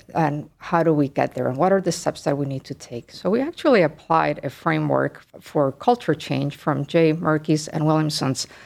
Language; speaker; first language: English; early bilingual, other home language; Spanish